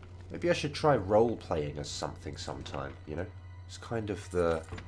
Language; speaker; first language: English; native; English